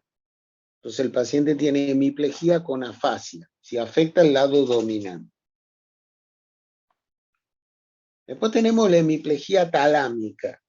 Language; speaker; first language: Spanish; native; Spanish